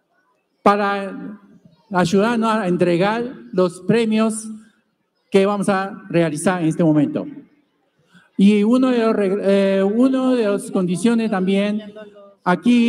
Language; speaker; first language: Spanish; non-native, fluent; Chinese